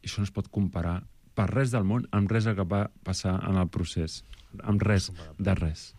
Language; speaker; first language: Catalan; native; Catalan